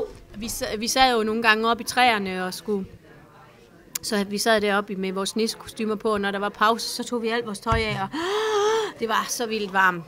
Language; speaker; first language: Danish; native; Danish